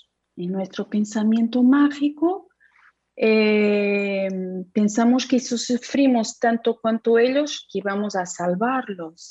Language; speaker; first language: Spanish; non-native, fluent; Portuguese